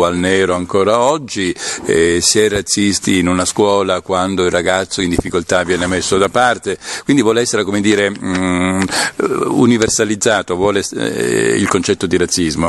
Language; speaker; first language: Italian; native; Italian